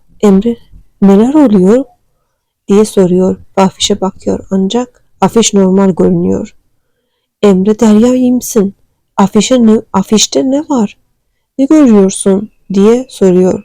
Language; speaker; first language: Turkish; non-native, learner; Turkmen